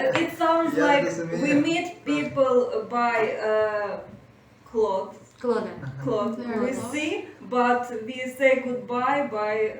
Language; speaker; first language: English; non-native, learner; Ukrainian